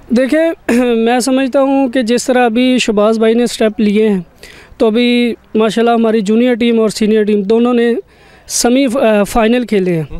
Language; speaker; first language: Urdu; non-native, local second language; Punjabi